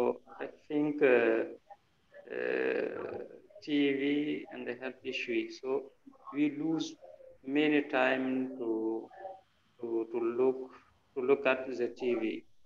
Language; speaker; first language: English; non-native, learner; French